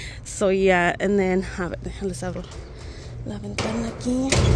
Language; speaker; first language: English; early bilingual, other home language; Spanish